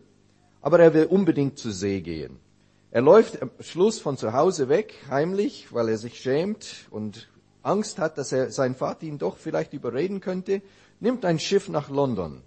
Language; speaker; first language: German; non-native, fluent; English